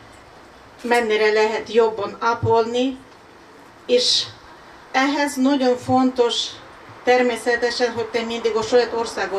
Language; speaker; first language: Hungarian; non-native, fluent; Ukrainian